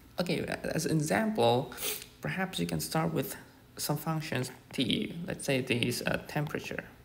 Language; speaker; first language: English; non-native, fluent; Indonesian